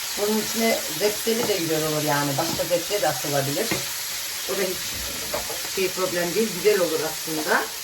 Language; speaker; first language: Turkish; early bilingual, heritage; Turkish